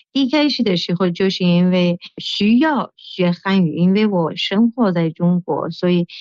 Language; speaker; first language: Chinese; non-native, fluent; Persian